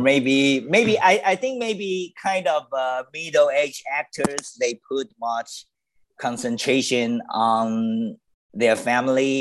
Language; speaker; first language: English; non-native, learner; Chinese